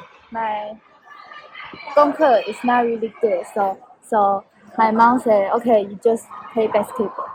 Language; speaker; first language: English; non-native, learner; Chinese